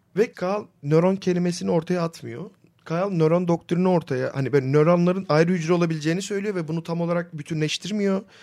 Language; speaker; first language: Turkish; native; Turkish